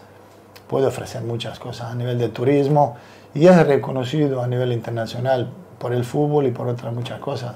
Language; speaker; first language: Spanish; non-native, fluent; Serbian